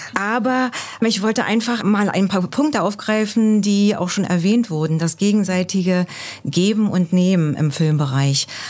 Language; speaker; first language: German; native; German